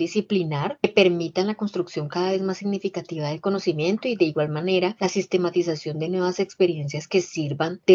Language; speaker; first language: Spanish; native; Spanish